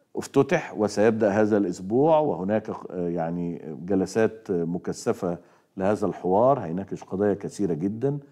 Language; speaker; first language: Arabic; native; Arabic